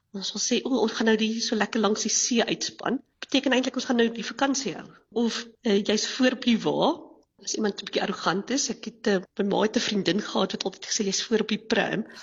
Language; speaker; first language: Afrikaans; native; Afrikaans